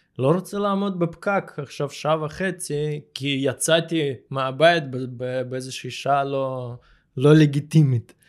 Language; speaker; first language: Hebrew; early bilingual, other home language; Russian